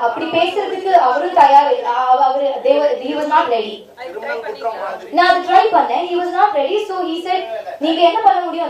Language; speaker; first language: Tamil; non-native, learner; Malayalam